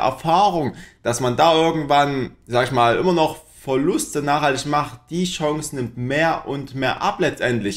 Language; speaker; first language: German; native; German